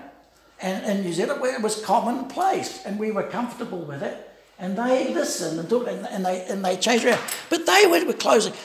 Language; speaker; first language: English; native; English